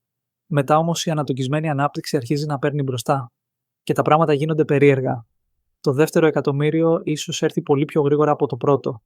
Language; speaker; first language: Greek; native; Greek